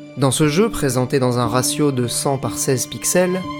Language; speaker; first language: French; early bilingual, other home language; Turkish